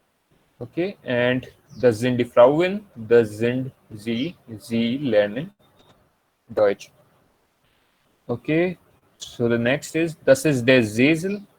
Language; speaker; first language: German; non-native, fluent; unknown